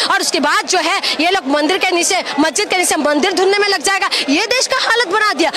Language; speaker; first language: Hindi; non-native, local second language; Assamese